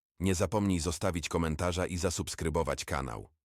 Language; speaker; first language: Polish; native; Polish